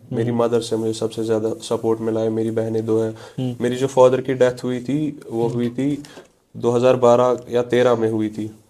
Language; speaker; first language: Urdu; non-native, local second language; Kashmiri